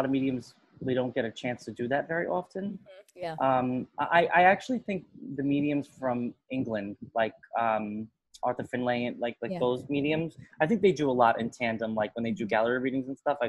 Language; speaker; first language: English; native; English